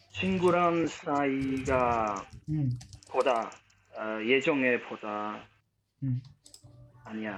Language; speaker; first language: Korean; non-native, learner; Chinese